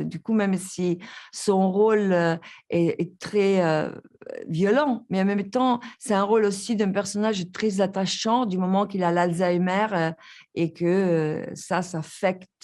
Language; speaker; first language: French; non-native, fluent; Italian